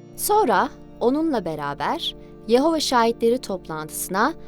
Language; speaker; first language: Turkish; native; Turkish